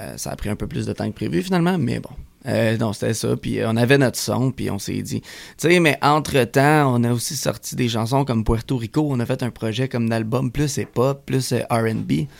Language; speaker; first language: French; native; French